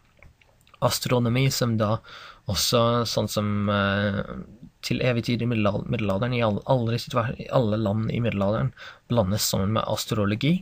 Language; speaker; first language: Norwegian; non-native, fluent; English